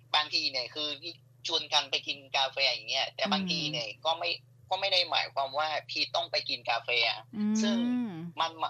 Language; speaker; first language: Thai; non-native, fluent; Vietnamese